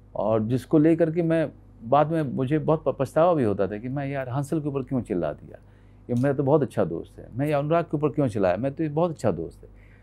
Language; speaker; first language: Hindi; native; Hindi